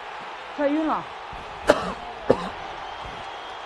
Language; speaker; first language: Chinese; native; Chinese